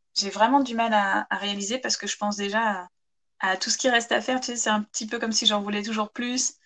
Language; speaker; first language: French; native; French